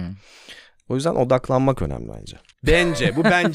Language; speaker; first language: Turkish; native; Turkish